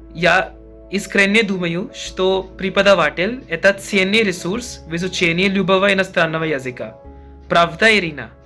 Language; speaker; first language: Russian; non-native, fluent; Hindi